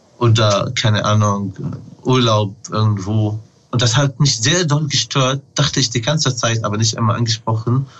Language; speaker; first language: German; non-native, fluent; Arabic